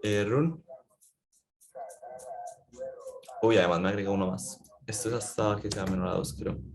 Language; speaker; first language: Spanish; native; Spanish